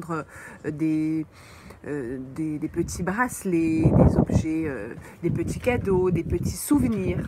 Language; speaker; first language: French; native; French